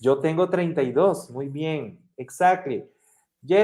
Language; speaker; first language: Spanish; non-native, fluent; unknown